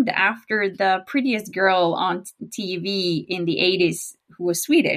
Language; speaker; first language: English; non-native, fluent; Norwegian